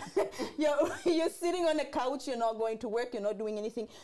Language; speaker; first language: English; non-native, local second language; Swahili